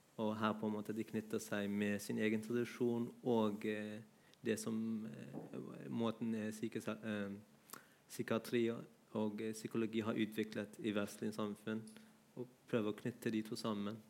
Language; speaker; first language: Norwegian; non-native, fluent; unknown